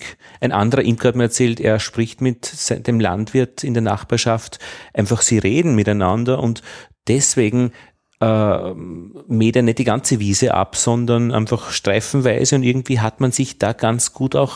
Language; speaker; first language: German; native; German